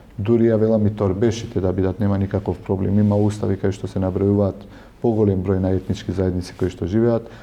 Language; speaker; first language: Macedonian; non-native, local second language; Albanian